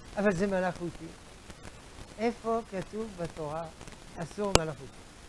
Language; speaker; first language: Hebrew; non-native, fluent; French